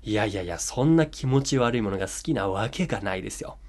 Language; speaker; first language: Japanese; non-native, fluent; English